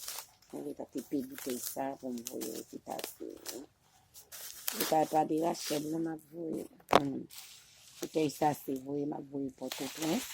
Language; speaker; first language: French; non-native, local second language; Haitian Creole